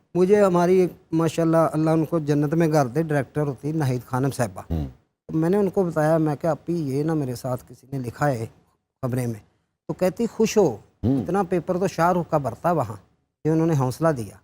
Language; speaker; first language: Urdu; non-native, local second language; Punjabi